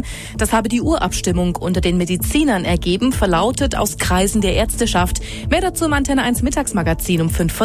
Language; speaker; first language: German; native; German